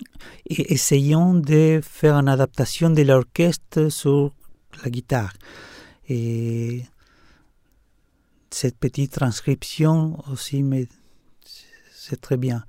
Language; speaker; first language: French; non-native, learner; Spanish